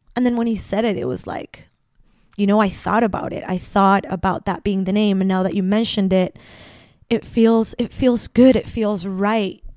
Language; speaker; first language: English; non-native, fluent; Spanish